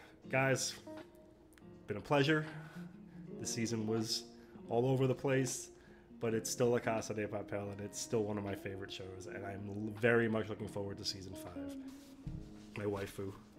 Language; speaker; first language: English; native; English